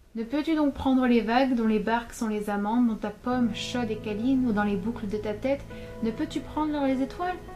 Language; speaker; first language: French; native; French